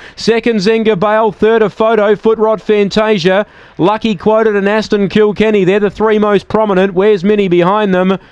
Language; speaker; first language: English; native; English